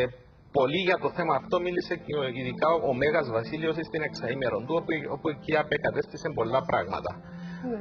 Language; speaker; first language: Greek; native; Greek